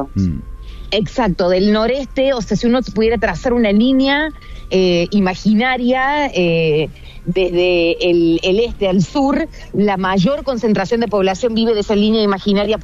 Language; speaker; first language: Spanish; native; Spanish